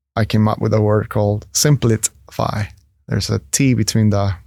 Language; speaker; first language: English; non-native, fluent; Spanish